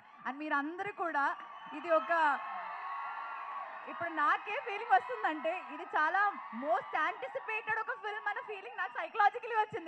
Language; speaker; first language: Telugu; non-native, fluent; Malayalam